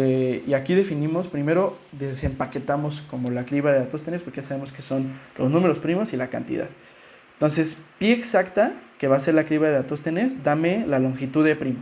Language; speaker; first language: Spanish; native; Spanish